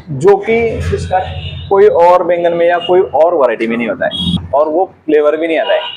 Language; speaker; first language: Hindi; non-native, local second language; Marathi